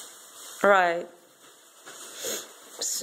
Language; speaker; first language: English; non-native, fluent; Hungarian